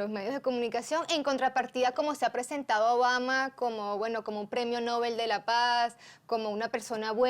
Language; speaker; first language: Spanish; native; Spanish